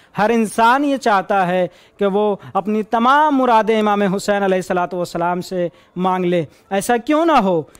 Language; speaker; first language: Urdu; native; Urdu